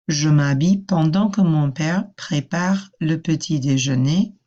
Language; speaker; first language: French; non-native, fluent; English